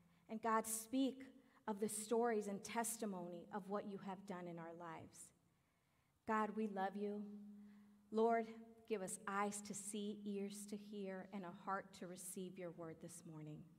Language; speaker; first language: English; early bilingual, other home language; Spanish